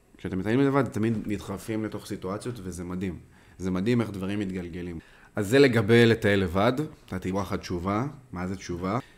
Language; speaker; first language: Hebrew; native; Hebrew